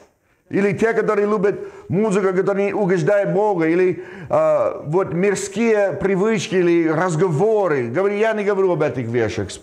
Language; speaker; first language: Russian; non-native, fluent; English